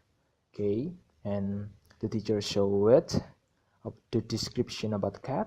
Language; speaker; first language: English; non-native, learner; Indonesian